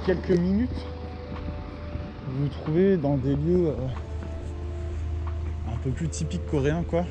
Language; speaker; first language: French; native; French